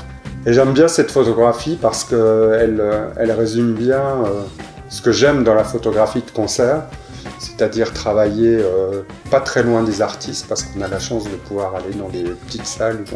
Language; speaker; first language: French; native; French